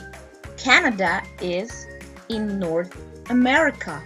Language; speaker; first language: English; non-native, fluent; Spanish